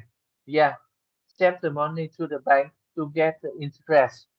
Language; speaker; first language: English; non-native, learner; Vietnamese